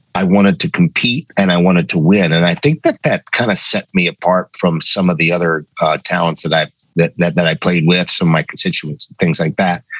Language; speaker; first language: English; native; English